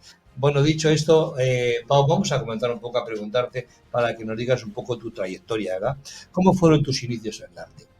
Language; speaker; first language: Spanish; native; Spanish